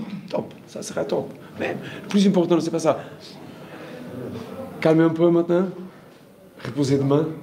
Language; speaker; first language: French; non-native, learner; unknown